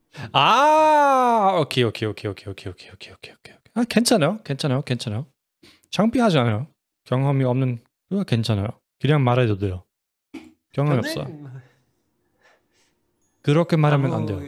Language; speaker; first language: Korean; non-native, fluent; German